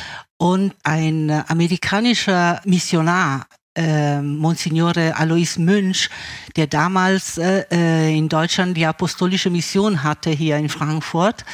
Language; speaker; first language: German; early bilingual, other home language; Italian